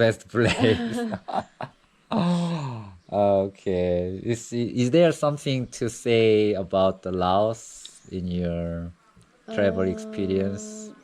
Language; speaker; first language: English; non-native, learner; Korean